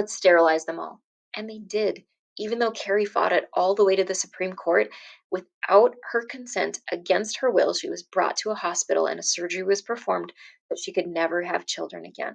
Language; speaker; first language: English; native; English